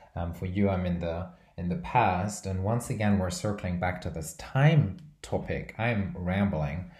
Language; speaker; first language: English; non-native, fluent; Portuguese